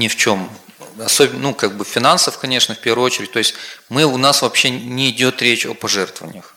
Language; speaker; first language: Russian; native; Russian